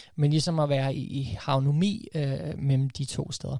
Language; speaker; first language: Danish; early bilingual, other home language; English